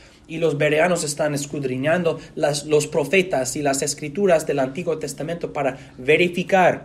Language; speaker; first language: Spanish; non-native, fluent; English